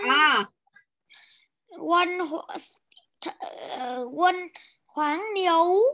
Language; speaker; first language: Chinese; non-native, learner; Vietnamese